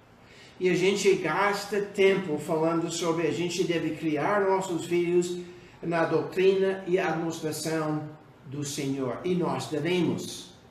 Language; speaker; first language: Portuguese; non-native, fluent; English